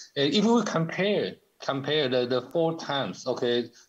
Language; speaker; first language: English; non-native, learner; Chinese